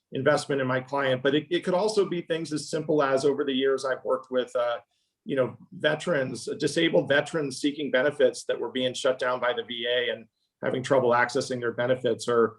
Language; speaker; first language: English; native; English